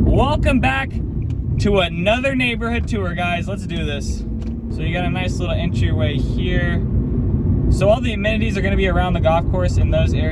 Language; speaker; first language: English; native; English